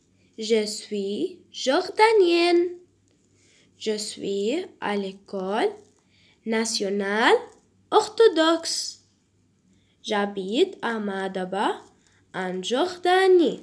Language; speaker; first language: French; non-native, learner; Arabic